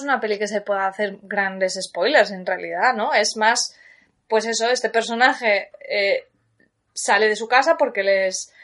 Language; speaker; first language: Spanish; native; Spanish